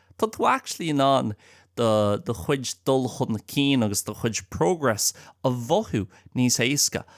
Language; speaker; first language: Irish; non-native, local second language; English